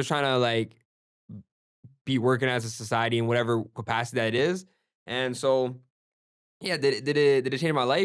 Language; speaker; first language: English; early bilingual, other home language; Gujarati